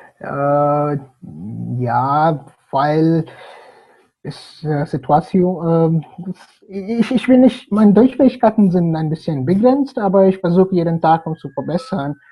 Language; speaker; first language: German; non-native, learner; Telugu